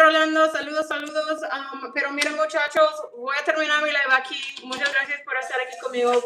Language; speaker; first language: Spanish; non-native, learner; English